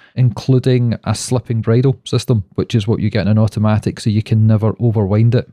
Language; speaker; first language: English; native; English